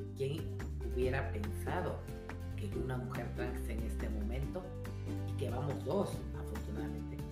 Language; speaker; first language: Spanish; native; Spanish